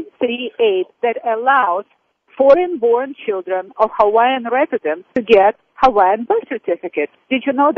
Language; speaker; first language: English; non-native, fluent; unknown